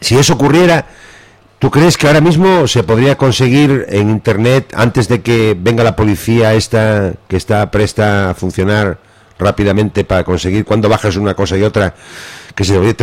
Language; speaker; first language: Spanish; native; Spanish